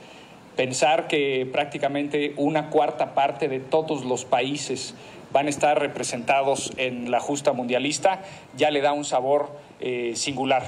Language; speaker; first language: Spanish; native; Spanish